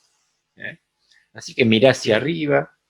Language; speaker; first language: Spanish; native; Spanish